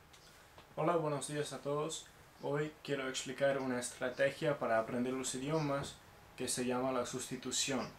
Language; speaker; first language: Spanish; non-native, fluent; English